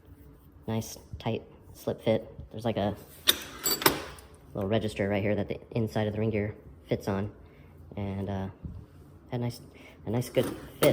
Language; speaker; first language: English; native; English